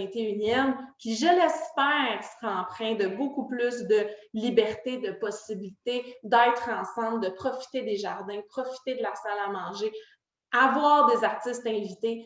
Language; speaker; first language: French; native; French